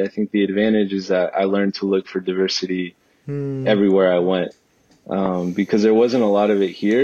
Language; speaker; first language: English; early bilingual, other home language; Spanish